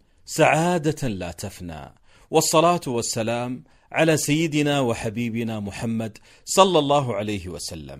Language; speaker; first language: Arabic; native; Arabic